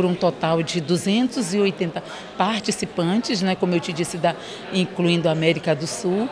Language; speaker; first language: Portuguese; native; Portuguese